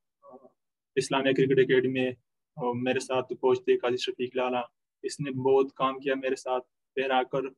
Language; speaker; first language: Hindi; non-native, local second language; Pashto